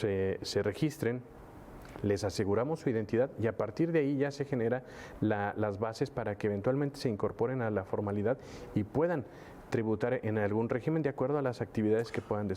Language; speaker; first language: Spanish; native; Spanish